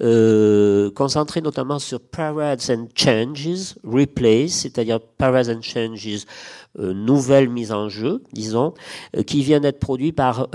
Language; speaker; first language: French; native; French